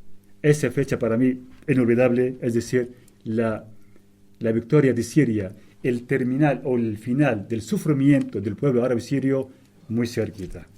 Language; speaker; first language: Spanish; non-native, fluent; Arabic